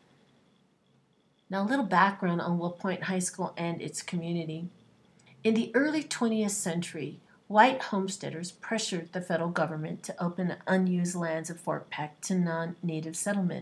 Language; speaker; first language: English; native; English